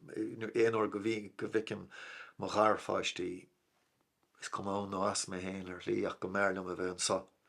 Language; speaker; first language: Irish; non-native, local second language; English